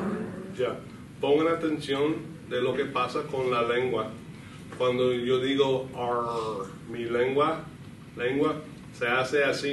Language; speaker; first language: Spanish; non-native, fluent; English